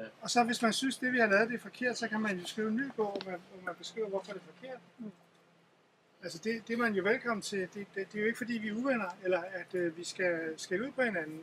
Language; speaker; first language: Danish; native; Danish